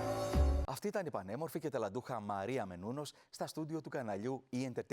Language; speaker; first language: Greek; native; Greek